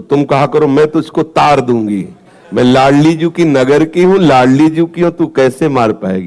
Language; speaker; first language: Hindi; native; Hindi